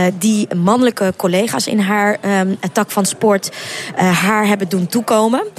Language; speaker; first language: Dutch; early bilingual, other home language; Russian